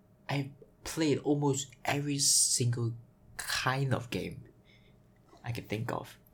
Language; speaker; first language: English; native; English